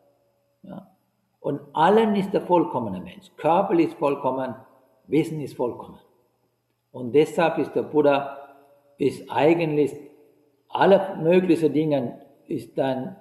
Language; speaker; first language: German; non-native, fluent; Sinhala